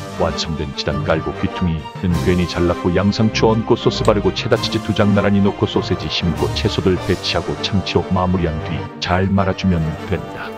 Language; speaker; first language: Korean; native; Korean